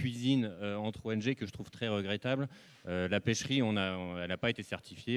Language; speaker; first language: French; native; French